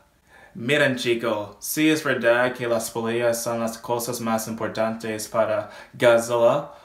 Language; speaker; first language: Spanish; non-native, learner; English